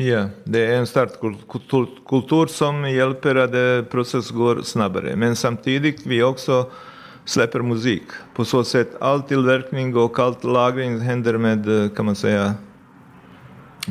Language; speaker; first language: Swedish; non-native, fluent; Bosnian